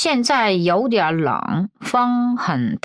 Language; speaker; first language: Chinese; non-native, fluent; Korean